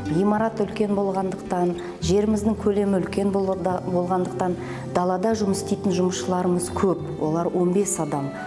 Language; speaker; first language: Kazakh; native; Kazakh